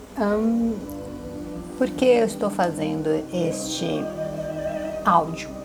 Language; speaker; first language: Portuguese; native; Portuguese